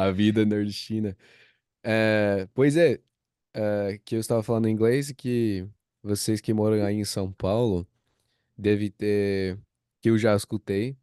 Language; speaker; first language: Portuguese; non-native, fluent; English